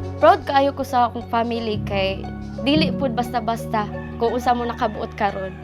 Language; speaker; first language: Cebuano; native; Cebuano